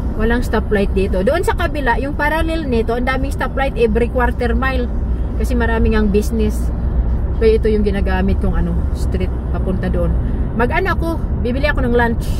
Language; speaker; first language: Filipino; native; Filipino